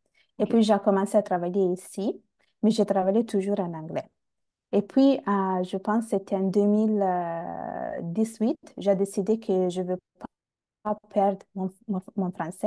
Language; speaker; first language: French; non-native, fluent; Bangla